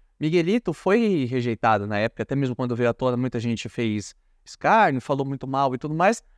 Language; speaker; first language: Portuguese; native; Portuguese